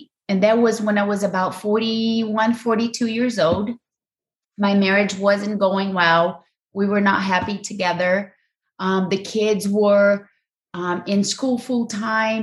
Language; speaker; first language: English; non-native, fluent; Portuguese